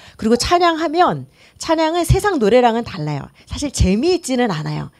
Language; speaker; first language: Korean; native; Korean